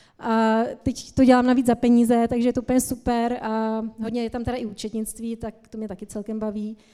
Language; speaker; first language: Czech; native; Czech